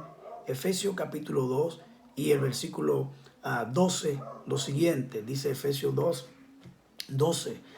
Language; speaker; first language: Spanish; native; Spanish